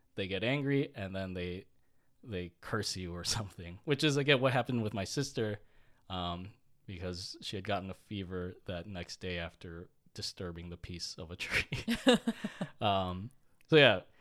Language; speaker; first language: English; early bilingual, other home language; Filipino